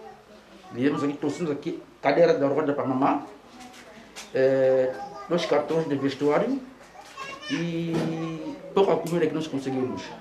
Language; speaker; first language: Portuguese; native; Portuguese